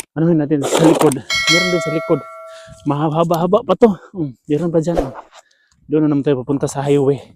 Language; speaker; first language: Filipino; non-native, local second language; Cebuano